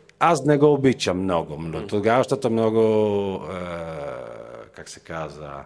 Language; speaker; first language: Bulgarian; non-native, fluent; Italian